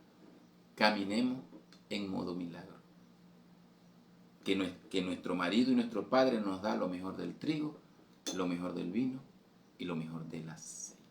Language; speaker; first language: Spanish; native; Spanish